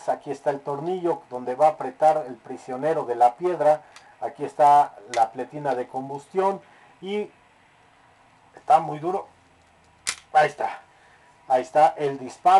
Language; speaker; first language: Spanish; native; Spanish